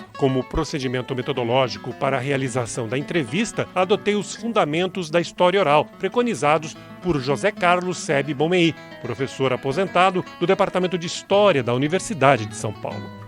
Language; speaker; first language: Portuguese; native; Portuguese